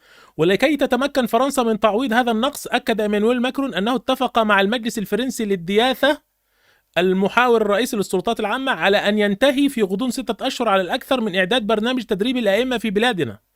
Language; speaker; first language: Arabic; native; Arabic